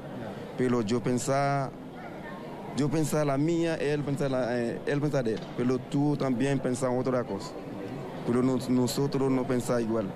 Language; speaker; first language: Spanish; non-native, learner; Haitian Creole